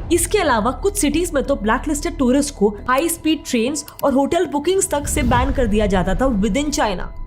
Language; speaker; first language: Hindi; native; Hindi